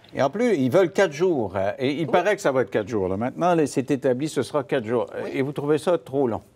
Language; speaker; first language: French; native; French